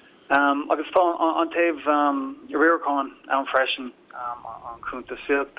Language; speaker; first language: Irish; non-native, local second language; English